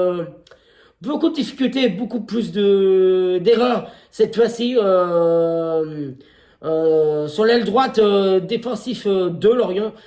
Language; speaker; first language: French; native; French